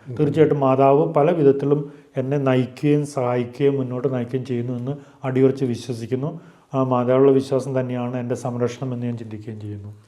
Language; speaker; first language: Malayalam; native; Malayalam